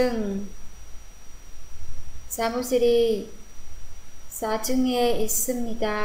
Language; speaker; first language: Korean; non-native, fluent; Vietnamese